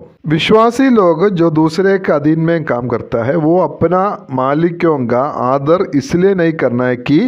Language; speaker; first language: Hindi; non-native, local second language; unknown